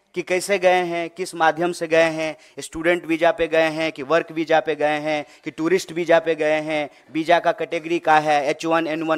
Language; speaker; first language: Hindi; native; Hindi